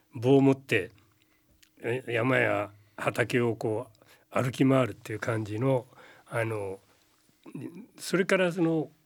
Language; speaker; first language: Japanese; native; Japanese